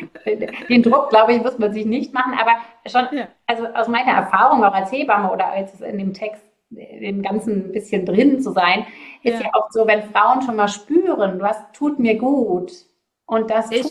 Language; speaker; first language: German; native; German